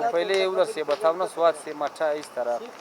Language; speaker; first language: Hindi; non-native, local second language; Pashto